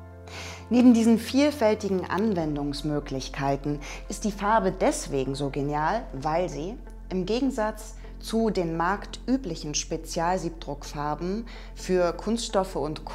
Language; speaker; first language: German; native; German